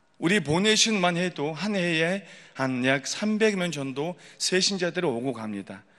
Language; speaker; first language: Korean; non-native, fluent; Mongolian